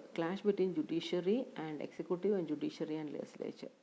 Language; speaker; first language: English; non-native, local second language; Malayalam